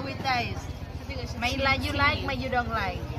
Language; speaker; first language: English; non-native, learner; Vietnamese